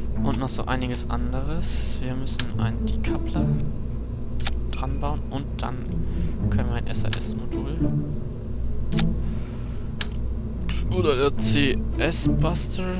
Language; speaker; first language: German; native; German